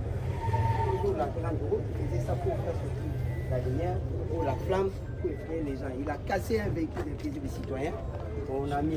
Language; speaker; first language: French; non-native, local second language; Lingala